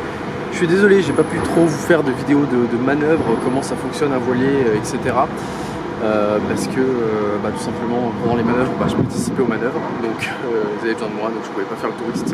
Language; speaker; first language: French; native; French